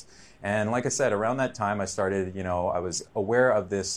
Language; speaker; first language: English; native; English